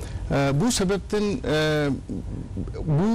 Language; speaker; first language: Turkish; non-native, learner; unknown